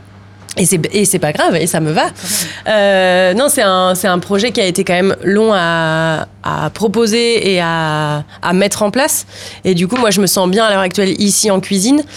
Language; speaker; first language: French; native; French